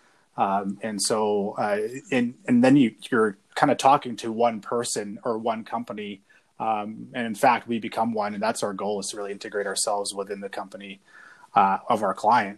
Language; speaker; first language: English; native; English